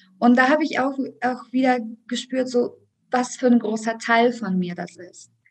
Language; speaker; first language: German; early bilingual, other home language; Russian